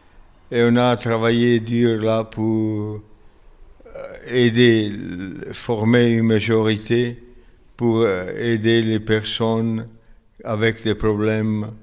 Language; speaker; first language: French; non-native, fluent; Italian